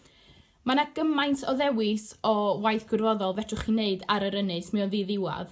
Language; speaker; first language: Welsh; native; Welsh